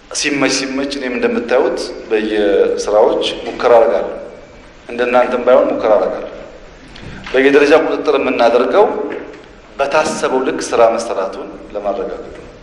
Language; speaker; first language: Amharic; non-native, local second language; Oromo